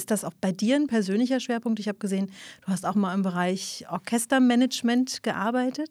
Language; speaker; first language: German; native; German